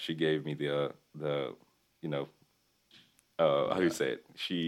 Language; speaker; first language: English; non-native, local second language; Nepali